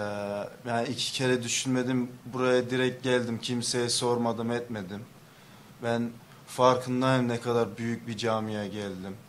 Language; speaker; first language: Turkish; early bilingual, heritage; English